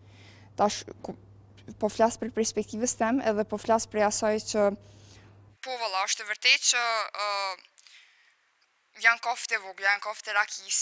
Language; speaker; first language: Albanian; native; Albanian